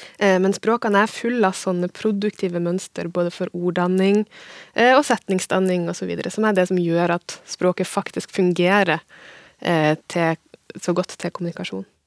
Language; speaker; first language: Norwegian; native; Norwegian